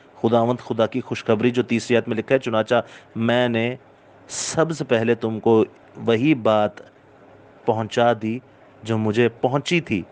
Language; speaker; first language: Urdu; non-native, local second language; Punjabi